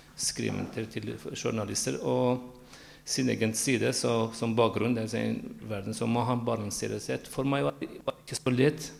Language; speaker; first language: Norwegian; non-native, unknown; Central Kurdish